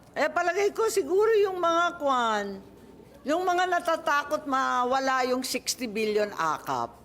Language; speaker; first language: Filipino; native; Filipino